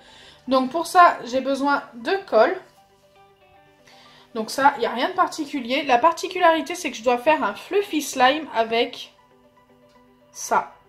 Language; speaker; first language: French; native; French